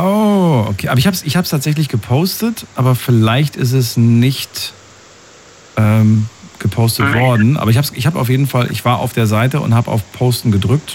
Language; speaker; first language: German; native; German